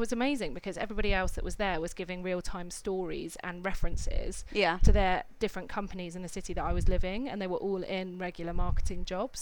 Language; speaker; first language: English; native; English